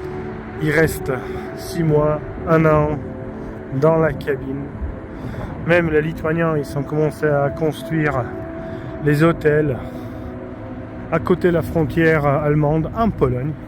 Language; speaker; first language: French; non-native, fluent; Polish